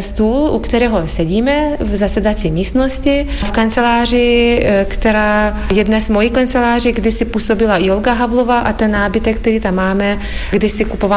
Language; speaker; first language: Czech; non-native, fluent; Lithuanian